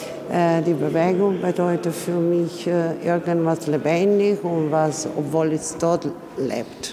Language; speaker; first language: German; non-native, learner; Italian